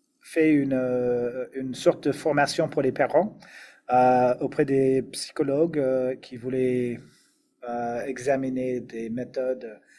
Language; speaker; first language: French; non-native, fluent; English